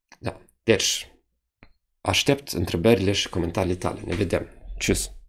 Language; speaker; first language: Romanian; non-native, fluent; German